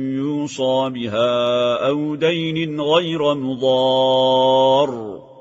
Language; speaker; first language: Arabic; non-native, fluent; Turkish